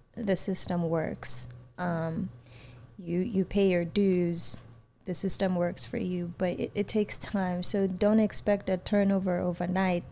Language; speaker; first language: English; native; English